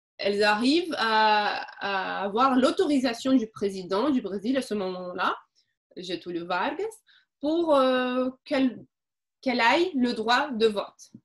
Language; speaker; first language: French; non-native, fluent; Portuguese